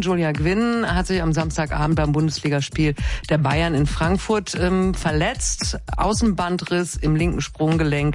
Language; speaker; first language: German; native; German